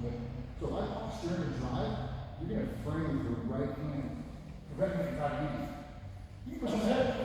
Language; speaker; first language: English; native; English